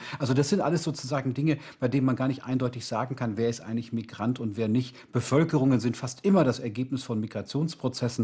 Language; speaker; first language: German; native; German